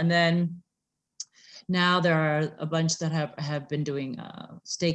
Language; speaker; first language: English; native; English